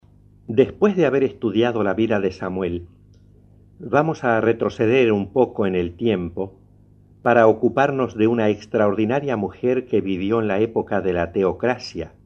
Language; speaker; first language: Spanish; native; Spanish